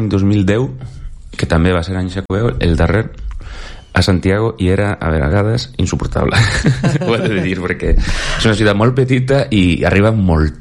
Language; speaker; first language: Catalan; native; Catalan